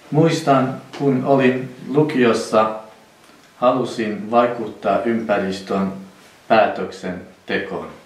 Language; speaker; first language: Finnish; non-native, fluent; Central Kurdish